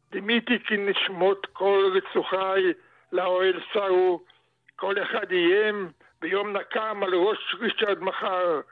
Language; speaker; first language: Hebrew; early bilingual, other home language; Russian